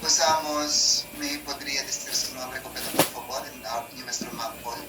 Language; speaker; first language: Spanish; non-native, learner; Filipino